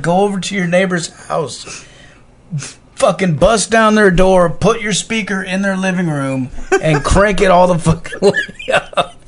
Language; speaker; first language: English; native; English